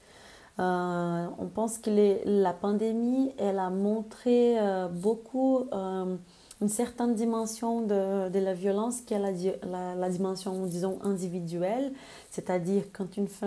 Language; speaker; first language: French; non-native, fluent; Spanish